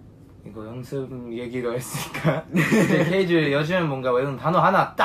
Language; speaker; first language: Korean; non-native, fluent; Japanese